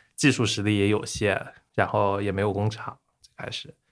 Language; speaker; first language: Chinese; native; Chinese